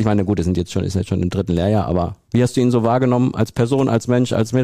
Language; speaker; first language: German; native; German